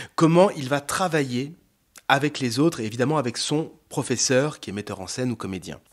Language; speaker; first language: French; native; French